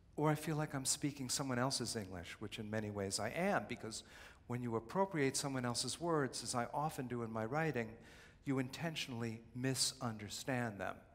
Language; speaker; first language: English; native; English